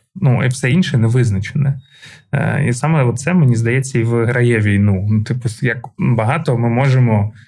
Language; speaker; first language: Ukrainian; non-native, local second language; Russian